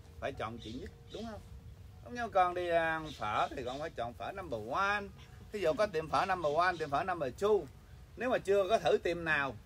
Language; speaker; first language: Vietnamese; early bilingual, heritage; Vietnamese